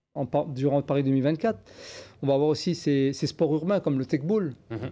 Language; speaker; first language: French; native; French